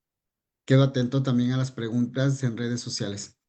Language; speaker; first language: Spanish; native; Spanish